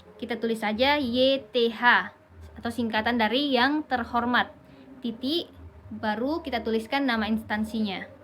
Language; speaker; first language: Indonesian; native; Indonesian